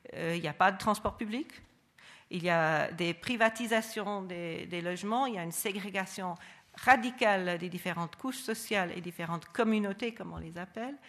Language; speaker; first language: French; non-native, fluent; English